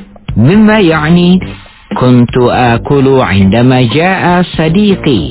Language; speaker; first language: Arabic; non-native, fluent; Indonesian